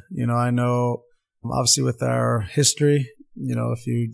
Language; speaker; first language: English; non-native, local second language; Armenian